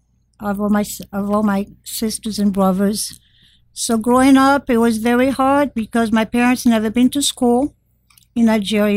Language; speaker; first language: English; non-native, fluent; French